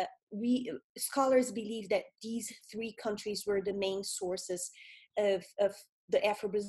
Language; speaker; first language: English; non-native, fluent; Portuguese